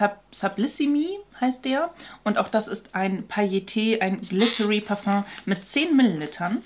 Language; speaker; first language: German; native; German